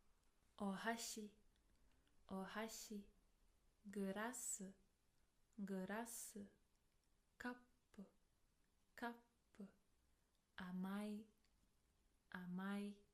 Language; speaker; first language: Japanese; non-native, fluent; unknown